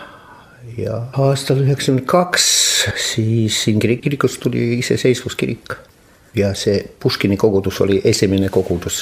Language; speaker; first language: Estonian; non-native, local second language; Russian